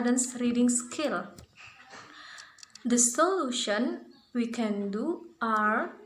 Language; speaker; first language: English; non-native, learner; Indonesian